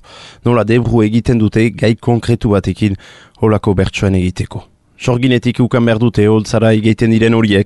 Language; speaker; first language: Basque; native; Basque